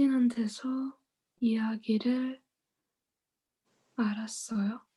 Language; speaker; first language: Korean; non-native, learner; English